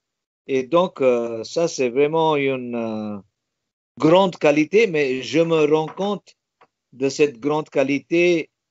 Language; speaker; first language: French; non-native, fluent; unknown